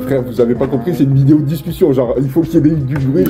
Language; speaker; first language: French; native; French